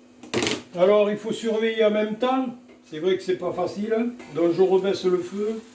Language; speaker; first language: French; native; French